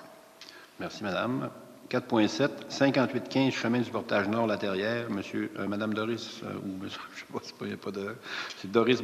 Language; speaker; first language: French; native; French